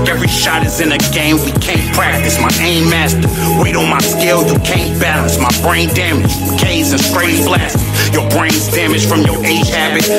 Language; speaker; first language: English; native; English